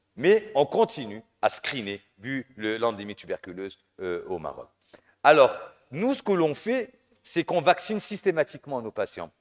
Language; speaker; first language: French; non-native, local second language; Arabic